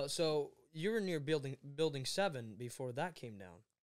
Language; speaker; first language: English; early bilingual, other home language; Swedish